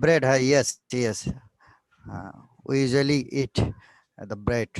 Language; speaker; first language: English; non-native, local second language; Bangla